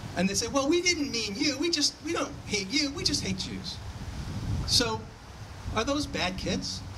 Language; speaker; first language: English; native; English